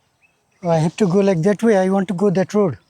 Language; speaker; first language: English; non-native, fluent; Bangla